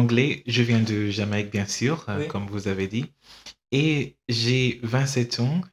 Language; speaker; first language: French; non-native, fluent; English